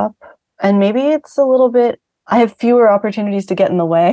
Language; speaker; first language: English; native; English